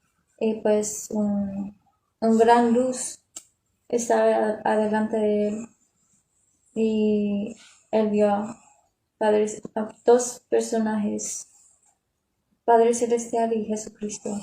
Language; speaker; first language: Spanish; non-native, learner; English